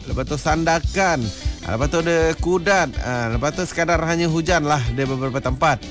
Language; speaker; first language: Malay; non-native, local second language; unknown